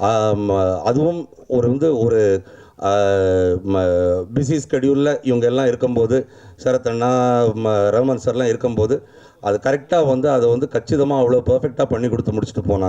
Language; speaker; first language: Tamil; native; Tamil